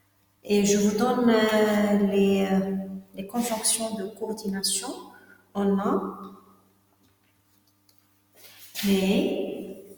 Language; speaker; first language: French; non-native, local second language; Arabic